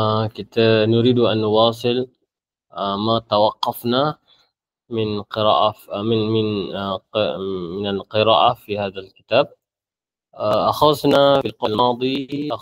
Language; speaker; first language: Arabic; non-native, fluent; Malay